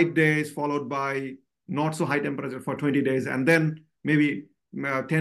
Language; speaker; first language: English; non-native, local second language; Bangla